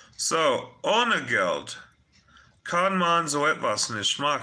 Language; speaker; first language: German; non-native, fluent; English